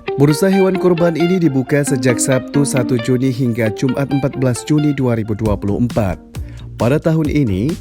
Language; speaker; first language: Indonesian; native; Indonesian